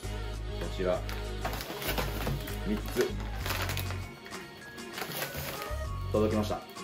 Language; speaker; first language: Japanese; native; Japanese